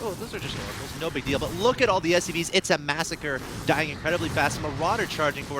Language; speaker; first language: English; native; English